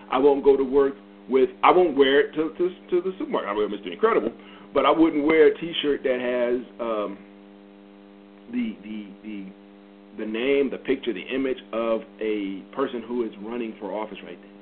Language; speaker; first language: English; native; English